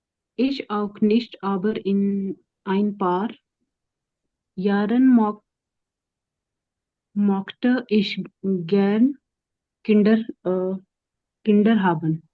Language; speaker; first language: German; non-native, learner; Hindi